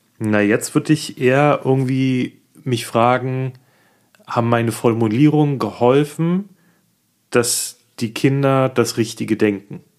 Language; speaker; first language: German; native; German